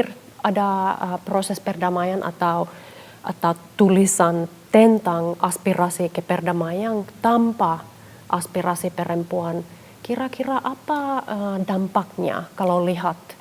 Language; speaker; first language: Indonesian; non-native, fluent; Finnish